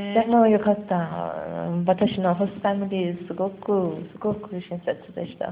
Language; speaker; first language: Japanese; non-native, learner; Persian